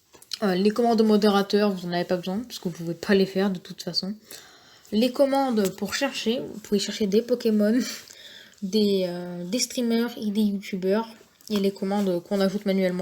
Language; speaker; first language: French; native; French